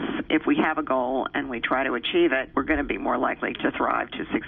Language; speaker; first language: English; native; English